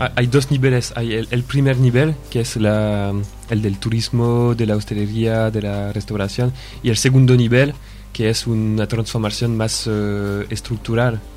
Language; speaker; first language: Spanish; non-native, fluent; French